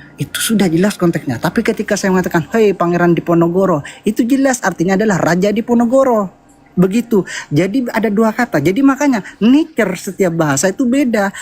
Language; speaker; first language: Indonesian; non-native, local second language; Madurese